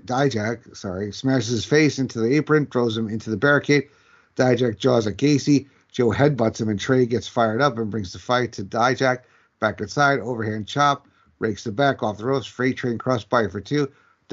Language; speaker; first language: English; native; English